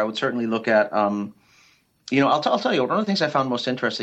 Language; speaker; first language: English; early bilingual, other home language; Spanish